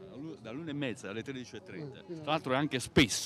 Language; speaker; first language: Italian; native; Italian